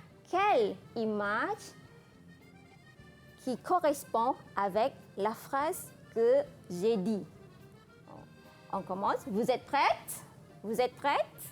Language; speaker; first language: French; non-native, fluent; Malay